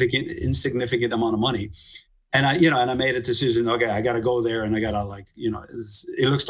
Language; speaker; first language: English; non-native, fluent; Icelandic